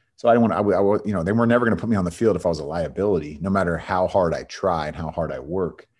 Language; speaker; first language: English; native; English